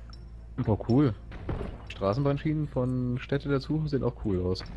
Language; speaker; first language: German; native; German